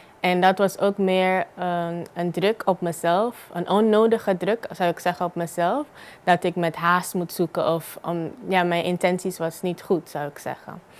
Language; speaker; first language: Dutch; non-native, local second language; Papiamento